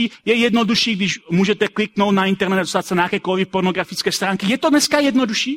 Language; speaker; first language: Czech; native; Czech